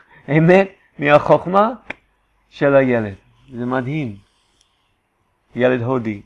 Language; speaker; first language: Hebrew; non-native, fluent; English